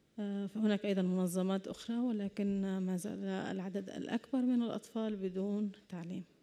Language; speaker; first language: Arabic; native; Arabic